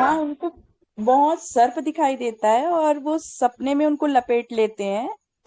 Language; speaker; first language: Hindi; native; Hindi